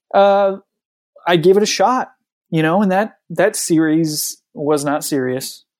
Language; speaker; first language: English; native; English